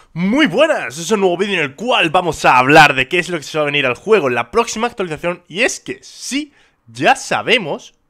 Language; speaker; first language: Spanish; native; Spanish